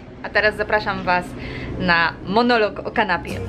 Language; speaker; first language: Polish; native; Polish